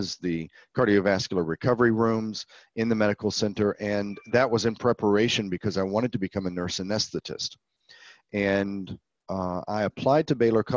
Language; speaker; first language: English; native; English